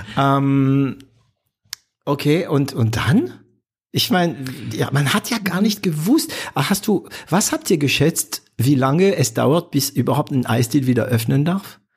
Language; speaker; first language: German; non-native, fluent; French